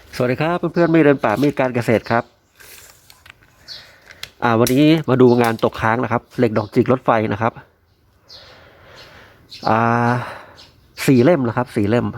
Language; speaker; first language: Thai; native; Thai